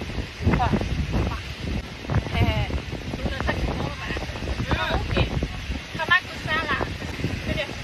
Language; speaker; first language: Chinese; native; Chinese